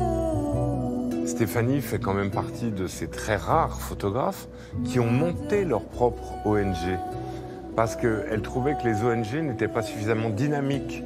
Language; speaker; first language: French; native; French